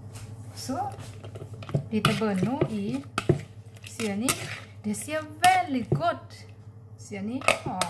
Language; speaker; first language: Swedish; non-native, learner; Thai